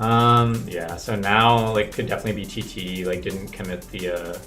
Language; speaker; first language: English; native; English